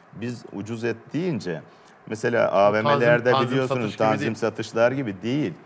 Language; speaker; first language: Turkish; native; Turkish